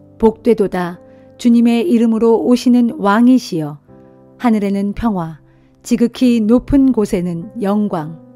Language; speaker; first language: Korean; native; Korean